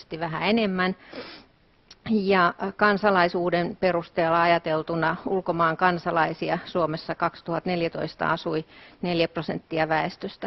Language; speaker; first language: Finnish; native; Finnish